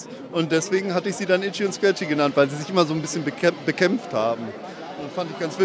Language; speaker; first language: German; native; German